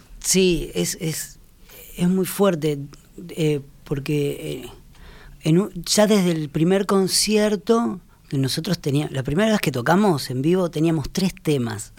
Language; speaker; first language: Spanish; native; Spanish